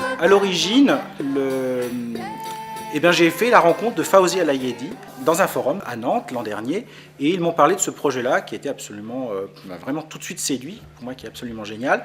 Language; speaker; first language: French; native; French